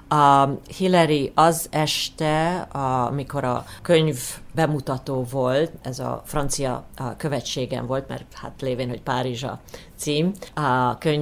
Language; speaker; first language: Hungarian; early bilingual, heritage; Hungarian